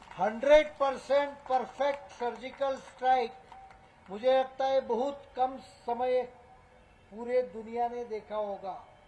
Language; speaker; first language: Hindi; non-native, local second language; Konkani